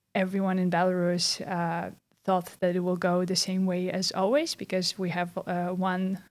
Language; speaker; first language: English; non-native, fluent; Russian